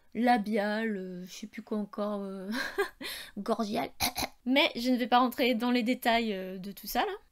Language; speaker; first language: French; native; French